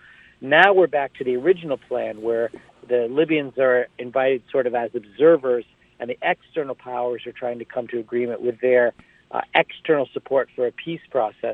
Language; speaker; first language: English; native; English